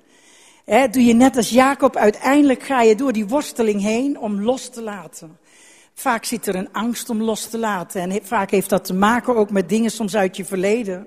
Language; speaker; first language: Dutch; native; Dutch